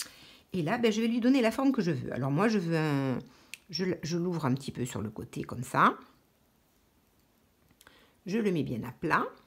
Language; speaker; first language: French; native; French